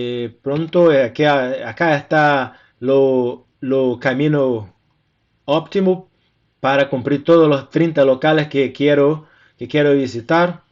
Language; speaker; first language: Spanish; non-native, fluent; Portuguese